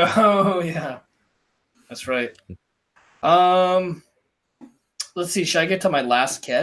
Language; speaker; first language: English; native; English